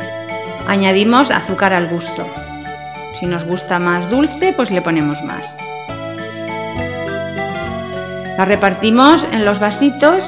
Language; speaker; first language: Spanish; native; Spanish